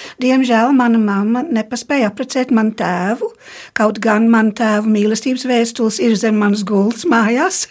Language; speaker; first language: Latvian; early bilingual, heritage; Latvian